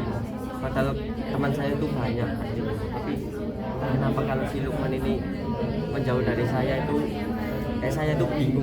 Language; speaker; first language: Indonesian; native; Indonesian